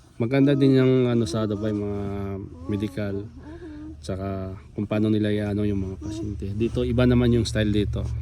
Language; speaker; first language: Filipino; non-native, local second language; Hiligaynon